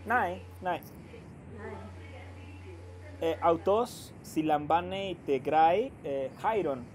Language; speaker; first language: Greek; non-native, fluent; Spanish